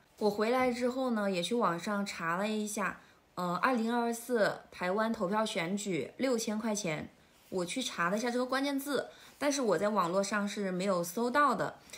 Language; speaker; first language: Chinese; native; Chinese